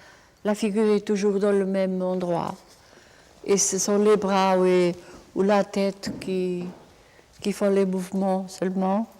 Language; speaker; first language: French; non-native, fluent; Portuguese